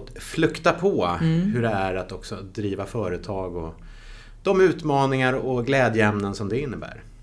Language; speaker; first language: Swedish; early bilingual, other home language; Dutch